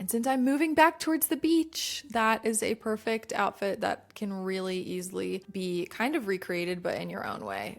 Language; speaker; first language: English; native; English